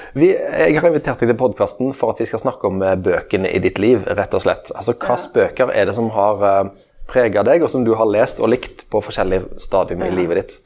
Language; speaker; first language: Norwegian; native; Norwegian